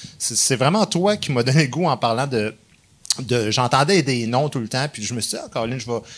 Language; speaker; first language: French; native; French